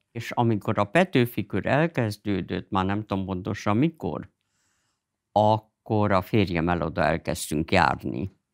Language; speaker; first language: Hungarian; native; Hungarian